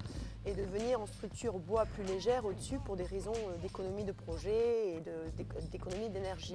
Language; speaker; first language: French; native; French